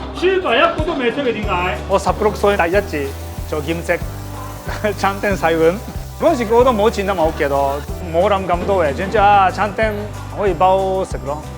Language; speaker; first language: Cantonese; non-native, fluent; Japanese